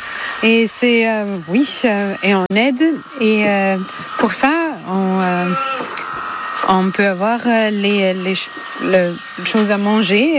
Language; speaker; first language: French; non-native, learner; German